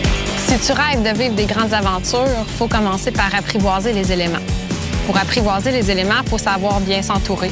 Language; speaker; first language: French; native; French